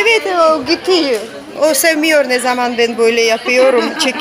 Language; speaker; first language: Turkish; non-native, learner; Russian